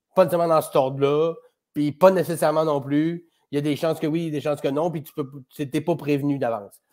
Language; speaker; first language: French; native; French